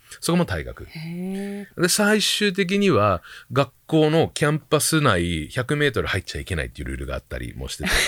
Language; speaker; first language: Japanese; early bilingual, heritage; Japanese